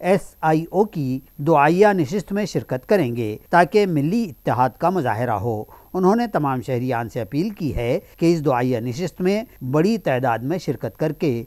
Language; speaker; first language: Hindi; non-native, local second language; Urdu